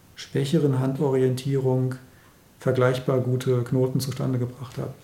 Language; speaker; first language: German; native; German